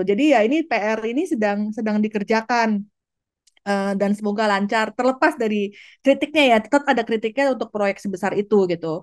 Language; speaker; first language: Indonesian; native; Indonesian